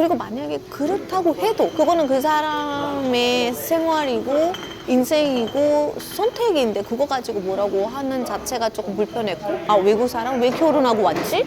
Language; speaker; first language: Korean; non-native, fluent; Hindi